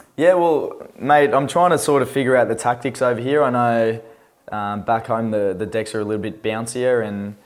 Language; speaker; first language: English; native; English